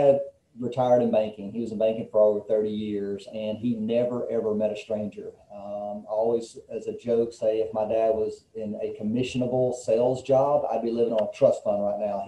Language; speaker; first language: English; native; English